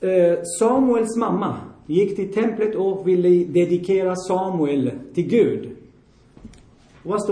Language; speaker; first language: Swedish; non-native, fluent; Armenian